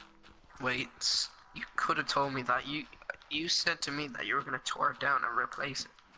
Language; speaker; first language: English; native; English